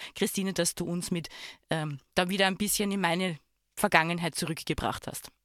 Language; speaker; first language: German; native; German